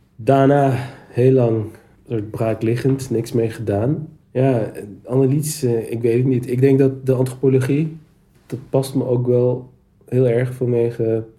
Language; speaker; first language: Dutch; early bilingual, other home language; Turkish